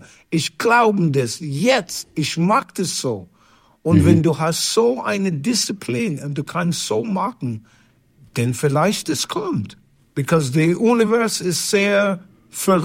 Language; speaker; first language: German; non-native, learner; English